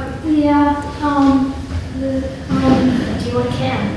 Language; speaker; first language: English; native; English